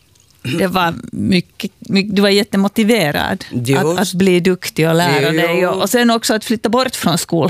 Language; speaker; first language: Swedish; native; Swedish